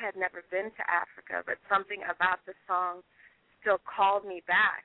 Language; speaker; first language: English; early bilingual, other home language; French